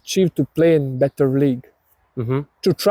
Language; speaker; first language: English; non-native, learner; Serbian